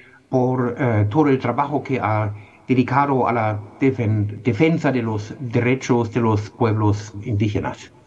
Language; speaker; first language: Spanish; non-native, fluent; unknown